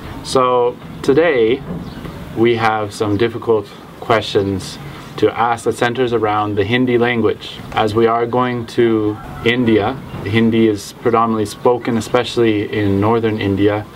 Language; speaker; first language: English; native; English